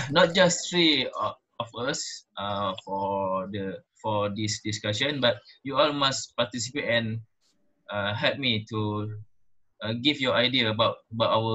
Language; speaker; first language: English; non-native, local second language; Malay